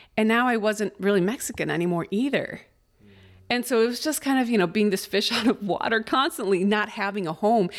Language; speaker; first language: English; early bilingual, other home language; Spanish